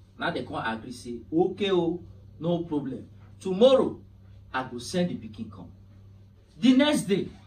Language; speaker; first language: Nigerian Pidgin; native; Nigerian Pidgin